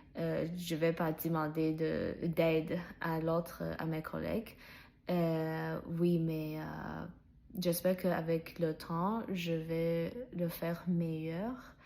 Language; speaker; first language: French; non-native, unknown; Chinese